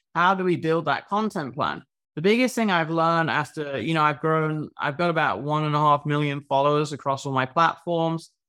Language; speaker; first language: English; native; English